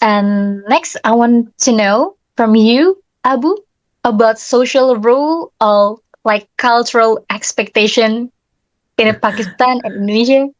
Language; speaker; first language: English; non-native, learner; Indonesian